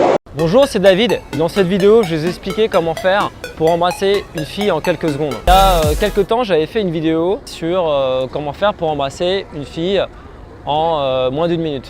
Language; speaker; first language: French; native; French